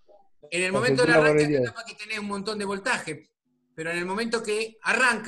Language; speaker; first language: Spanish; native; Spanish